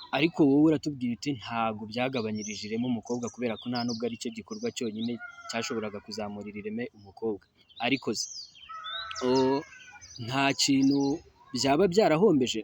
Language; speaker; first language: Kinyarwanda; native; Kinyarwanda